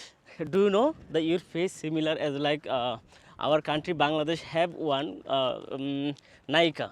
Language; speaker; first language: English; non-native, learner; Bangla